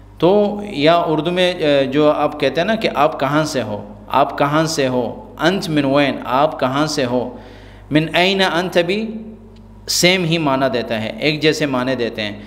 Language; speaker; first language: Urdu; non-native, local second language; Pashto